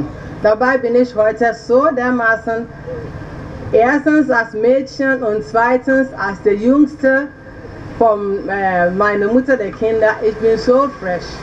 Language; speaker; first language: German; non-native, learner; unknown